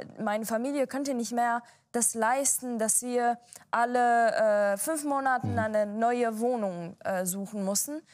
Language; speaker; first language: German; non-native, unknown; Arabic